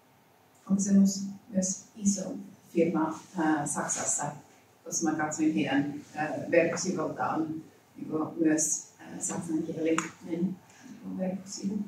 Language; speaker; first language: Finnish; non-native, learner; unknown